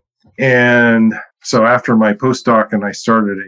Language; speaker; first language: English; native; English